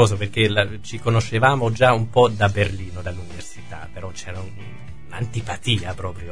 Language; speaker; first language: Italian; non-native, fluent; German